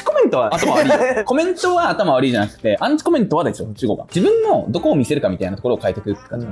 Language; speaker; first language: Japanese; native; Japanese